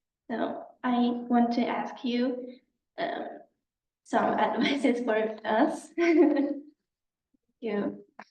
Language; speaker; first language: English; non-native, learner; Japanese